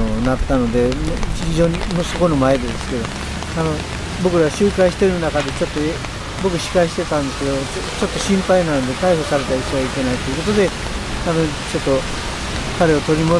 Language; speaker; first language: Japanese; native; Japanese